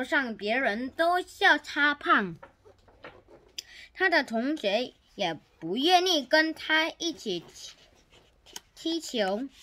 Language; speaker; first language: Chinese; non-native, learner; Korean